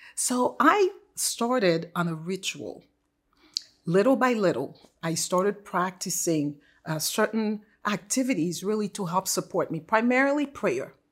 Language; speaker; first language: English; non-native, fluent; Haitian Creole